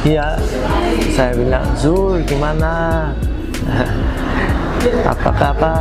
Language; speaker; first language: Indonesian; non-native, learner; Korean